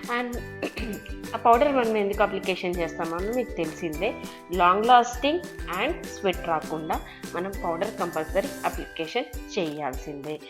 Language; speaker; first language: Telugu; non-native, local second language; Marathi